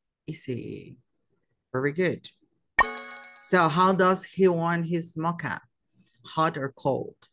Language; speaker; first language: English; non-native, fluent; Spanish